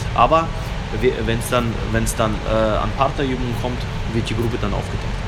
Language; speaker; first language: German; early bilingual, other home language; Russian